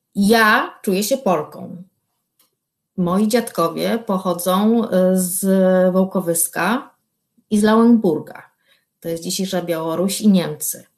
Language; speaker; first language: Polish; native; Polish